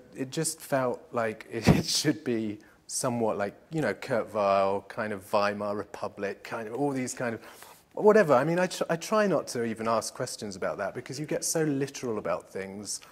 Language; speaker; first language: English; native; English